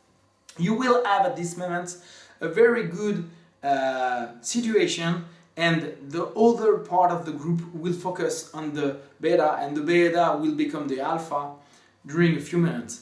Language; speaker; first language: English; non-native, fluent; French